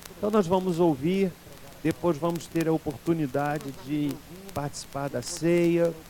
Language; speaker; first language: Portuguese; native; Portuguese